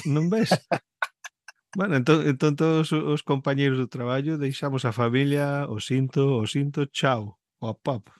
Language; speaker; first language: Galician; early bilingual, heritage; Galician